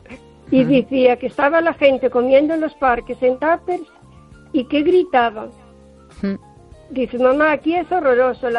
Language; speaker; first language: Spanish; native; Spanish